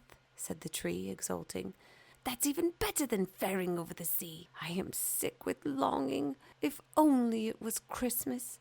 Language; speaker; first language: English; native; English